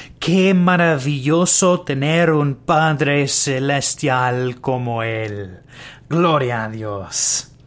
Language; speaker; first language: Spanish; non-native, learner; English